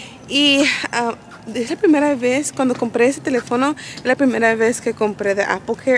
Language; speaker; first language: Spanish; early bilingual, heritage; Spanish